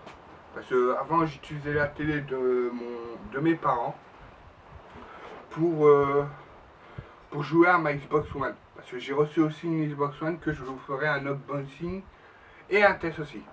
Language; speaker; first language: French; native; French